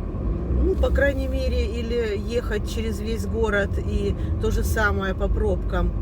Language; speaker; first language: Russian; native; Russian